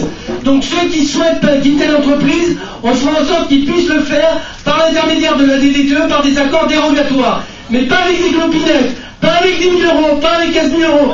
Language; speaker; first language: French; native; French